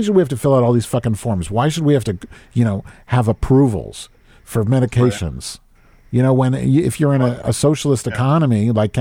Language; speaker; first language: English; native; English